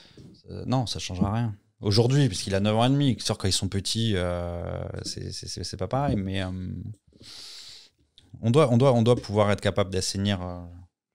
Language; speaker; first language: French; native; French